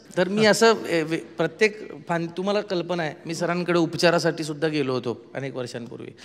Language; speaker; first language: Marathi; non-native, local second language; Marwari